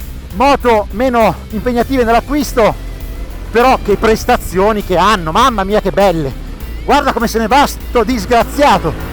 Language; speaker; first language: Italian; native; Italian